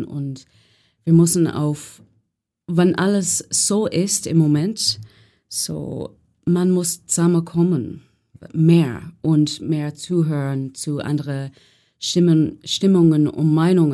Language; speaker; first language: German; non-native, fluent; English